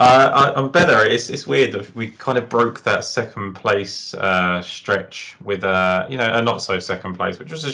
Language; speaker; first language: English; native; English